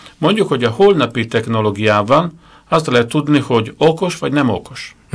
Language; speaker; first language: Hungarian; non-native, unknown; Italian